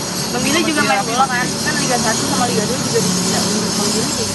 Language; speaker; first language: Indonesian; native; Indonesian